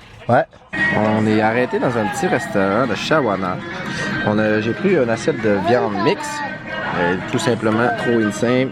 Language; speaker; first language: French; native; French